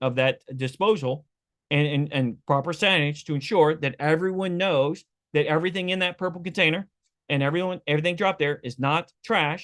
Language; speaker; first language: English; native; English